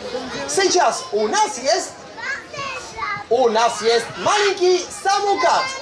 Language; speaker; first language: Russian; non-native, learner; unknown